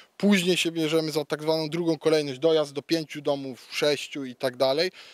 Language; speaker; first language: Polish; native; Polish